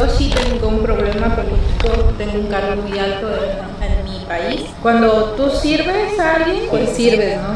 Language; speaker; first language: Spanish; native; Spanish